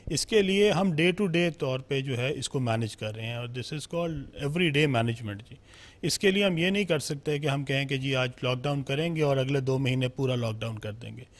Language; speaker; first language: Urdu; non-native, local second language; Punjabi